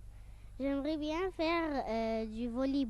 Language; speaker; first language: French; non-native, fluent; Arabic